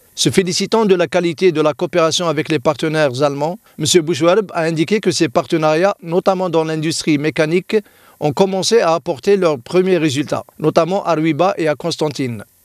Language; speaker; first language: French; non-native, local second language; Arabic